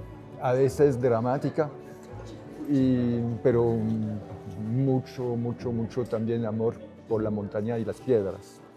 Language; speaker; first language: Spanish; non-native, fluent; French